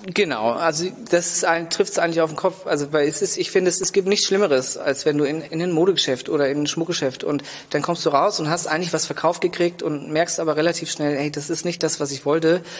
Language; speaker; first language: German; native; German